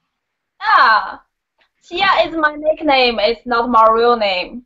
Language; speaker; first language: English; non-native, learner; Chinese